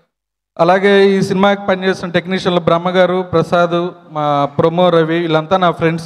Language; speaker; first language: Telugu; native; Telugu